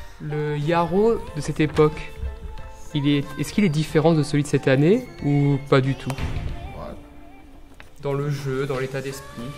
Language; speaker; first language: French; native; French